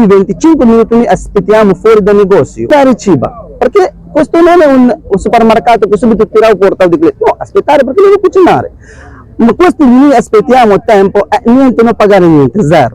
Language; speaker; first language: Italian; non-native, learner; Urdu